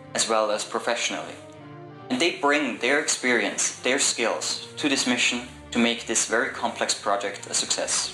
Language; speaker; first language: English; non-native, fluent; German